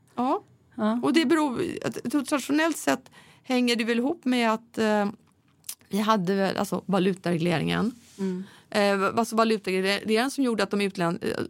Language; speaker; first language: Swedish; native; Swedish